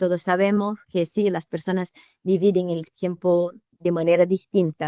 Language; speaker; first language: Spanish; non-native, fluent; Portuguese